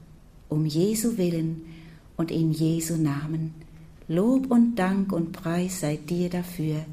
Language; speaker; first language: German; native; German